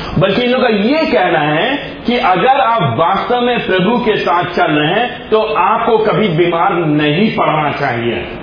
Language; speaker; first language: Hindi; native; Hindi